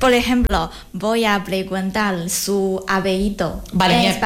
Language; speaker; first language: Spanish; non-native, learner; Chinese